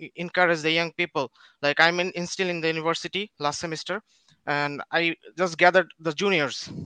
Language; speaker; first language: English; non-native, local second language; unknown